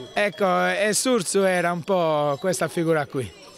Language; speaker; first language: Italian; native; Italian